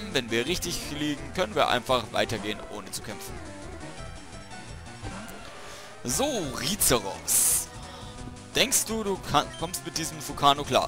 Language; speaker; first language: German; native; German